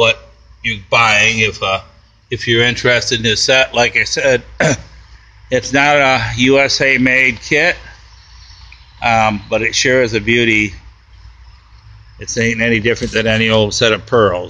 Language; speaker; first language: English; native; English